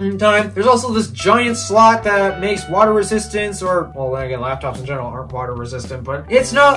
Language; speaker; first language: English; native; English